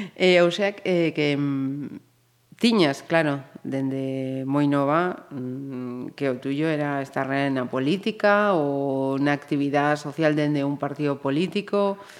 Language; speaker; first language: Galician; non-native, local second language; Spanish